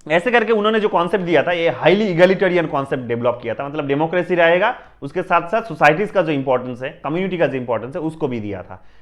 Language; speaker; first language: Hindi; non-native, local second language; Bangla